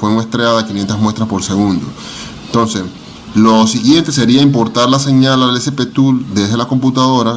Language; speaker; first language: Spanish; native; Spanish